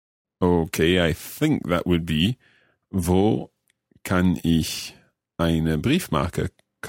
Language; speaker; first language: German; non-native, learner; English